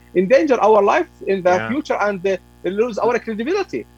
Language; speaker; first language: English; non-native, fluent; Arabic